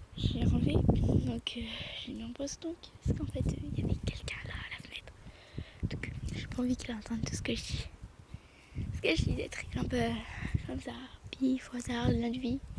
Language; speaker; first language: French; native; French